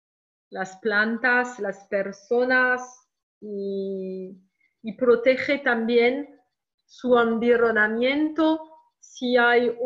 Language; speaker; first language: Spanish; non-native, learner; French